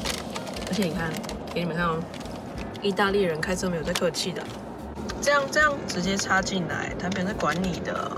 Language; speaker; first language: Chinese; native; Chinese